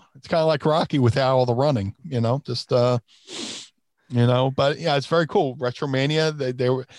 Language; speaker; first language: English; native; English